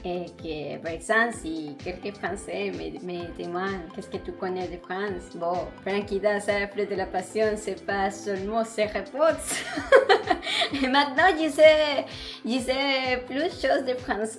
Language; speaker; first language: French; non-native, learner; Spanish